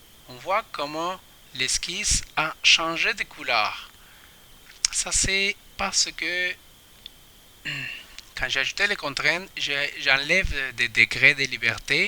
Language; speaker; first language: French; non-native, fluent; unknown